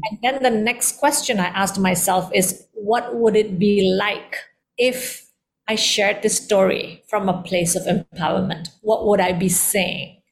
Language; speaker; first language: English; early bilingual, heritage; Indonesian